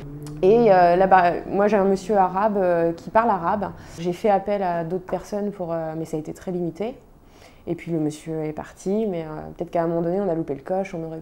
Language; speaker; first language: French; native; French